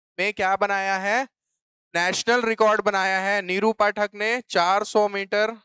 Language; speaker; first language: Hindi; native; Hindi